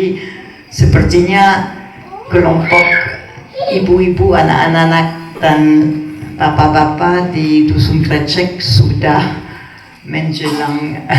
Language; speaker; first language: Indonesian; non-native, fluent; French